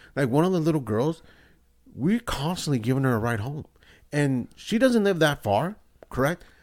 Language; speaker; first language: English; early bilingual, other home language; Spanish